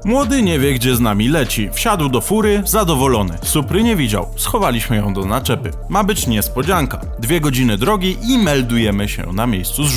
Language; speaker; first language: Polish; native; Polish